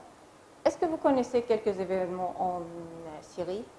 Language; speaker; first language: French; non-native, fluent; Arabic